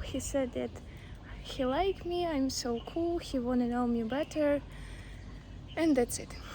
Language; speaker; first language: English; non-native, learner; Russian